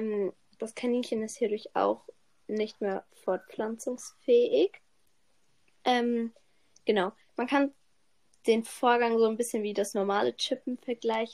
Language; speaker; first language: German; native; German